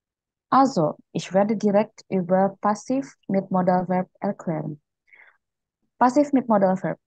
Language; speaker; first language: German; non-native, fluent; Indonesian